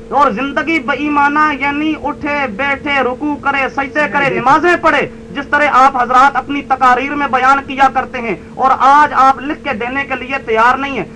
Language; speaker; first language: Urdu; native; Urdu